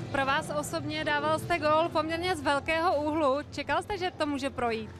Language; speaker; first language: Czech; native; Czech